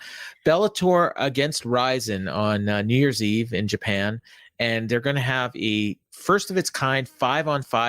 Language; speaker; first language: English; native; English